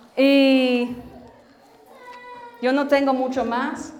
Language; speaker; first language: Spanish; non-native, learner; English